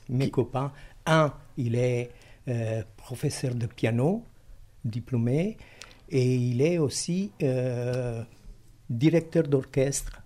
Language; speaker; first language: French; non-native, fluent; Italian